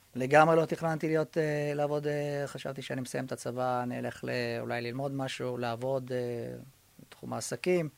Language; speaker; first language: Hebrew; native; Hebrew